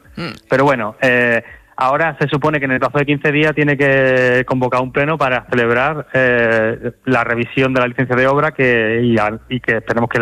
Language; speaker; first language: Spanish; native; Spanish